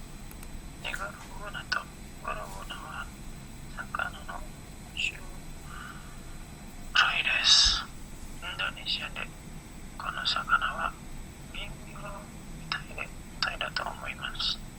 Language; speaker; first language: Japanese; non-native, learner; Indonesian